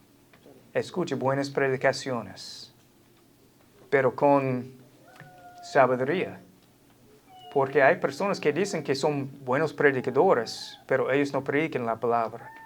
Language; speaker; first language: Spanish; non-native, fluent; English